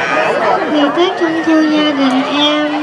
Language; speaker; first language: Vietnamese; early bilingual, heritage; Vietnamese